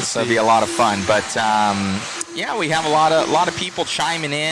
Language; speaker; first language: English; native; English